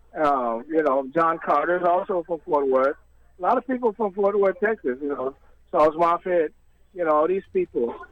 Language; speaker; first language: English; native; English